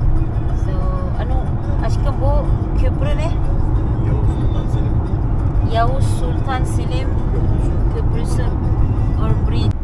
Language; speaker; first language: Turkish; non-native, learner; Filipino